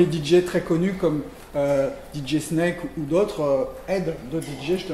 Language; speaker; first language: French; native; French